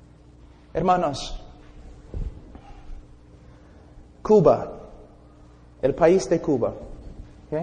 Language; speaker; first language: Spanish; non-native, fluent; English